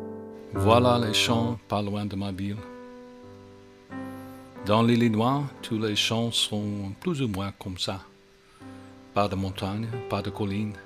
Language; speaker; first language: French; non-native, fluent; English